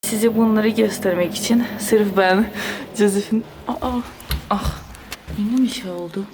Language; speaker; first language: Turkish; non-native, learner; Russian